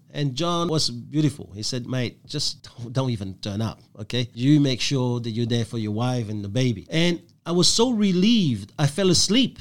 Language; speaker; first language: English; non-native, fluent; French